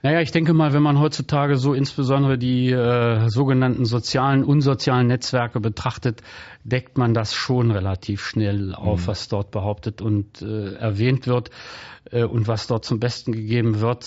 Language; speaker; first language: German; native; German